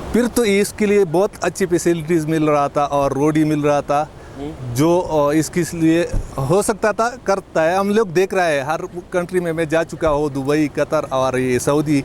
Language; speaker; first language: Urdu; non-native, local second language; Pashto